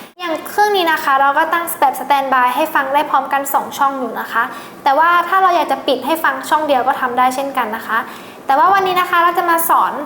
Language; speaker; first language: Thai; native; Thai